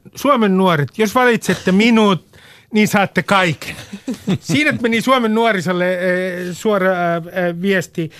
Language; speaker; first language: Finnish; native; Finnish